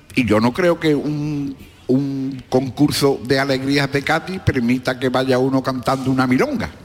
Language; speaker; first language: Spanish; native; Spanish